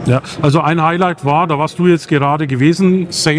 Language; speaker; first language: German; native; German